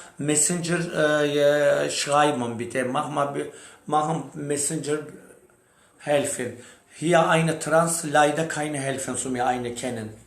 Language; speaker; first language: German; non-native, learner; Turkish